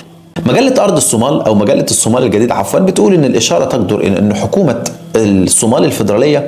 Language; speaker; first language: Arabic; native; Arabic